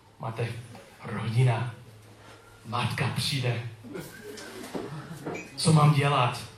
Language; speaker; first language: Czech; non-native, learner; English